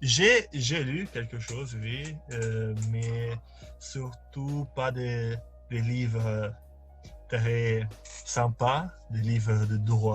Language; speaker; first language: French; non-native, learner; Italian